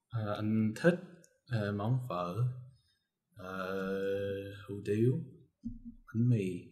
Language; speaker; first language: Vietnamese; non-native, learner; English